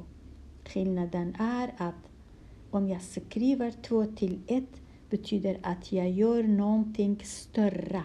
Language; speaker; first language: Swedish; non-native, fluent; Kurdish